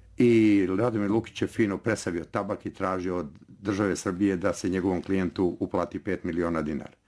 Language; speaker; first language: Bosnian; native; Bosnian